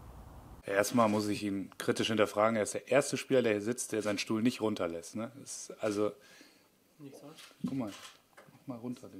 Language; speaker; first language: German; native; German